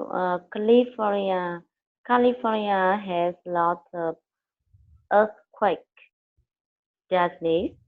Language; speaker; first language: English; non-native, learner; Vietnamese